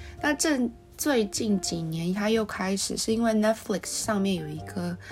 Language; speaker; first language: Chinese; native; Chinese